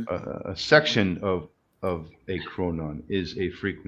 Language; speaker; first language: English; native; English